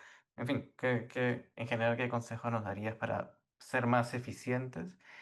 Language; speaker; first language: Spanish; native; Spanish